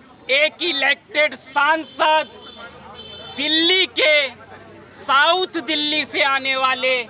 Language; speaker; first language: Hindi; native; Hindi